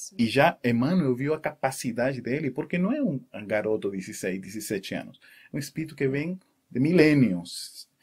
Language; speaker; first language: Portuguese; non-native, fluent; Spanish